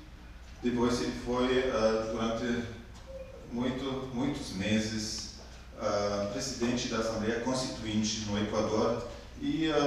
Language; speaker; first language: Portuguese; non-native, fluent; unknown